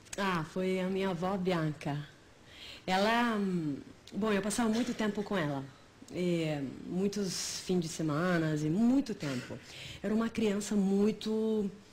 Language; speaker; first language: Portuguese; non-native, fluent; Italian